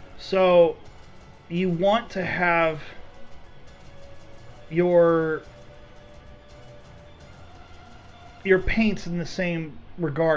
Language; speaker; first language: English; native; English